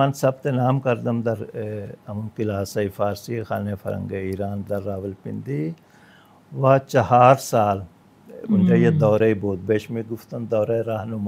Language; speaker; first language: Persian; non-native, fluent; Punjabi